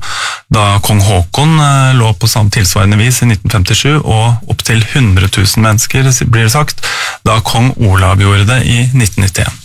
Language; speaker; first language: Norwegian; native; Norwegian